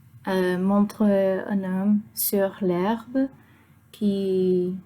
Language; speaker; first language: French; non-native, fluent; Spanish